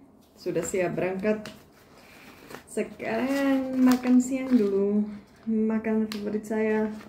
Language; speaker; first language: Indonesian; non-native, fluent; Czech